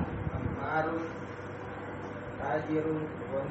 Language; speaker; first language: Arabic; non-native, learner; Indonesian